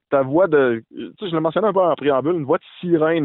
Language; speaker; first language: French; native; French